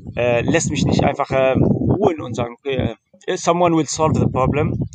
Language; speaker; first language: German; early bilingual, heritage; Arabic